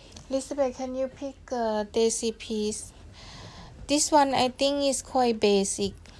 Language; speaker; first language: English; non-native, learner; Thai